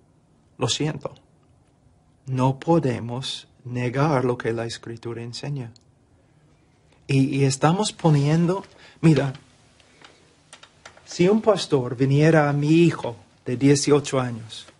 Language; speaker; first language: Spanish; non-native, fluent; English